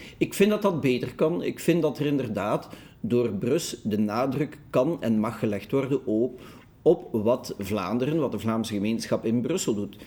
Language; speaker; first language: Dutch; native; Dutch